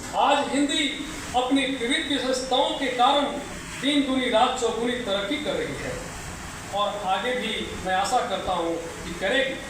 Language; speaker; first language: Hindi; native; Hindi